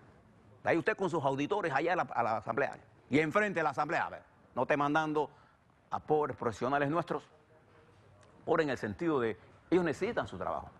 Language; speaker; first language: Spanish; native; Spanish